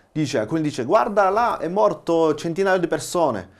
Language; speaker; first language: Italian; non-native, learner; Chinese